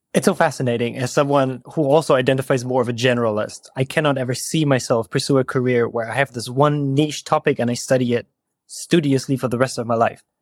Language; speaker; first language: English; non-native, fluent; German